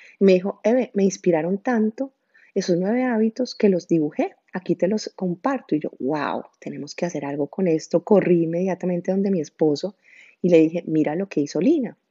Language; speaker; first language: Spanish; native; Spanish